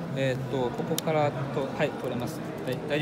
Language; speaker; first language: Japanese; non-native, fluent; Chinese